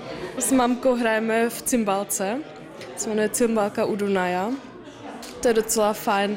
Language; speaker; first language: Czech; early bilingual, heritage; German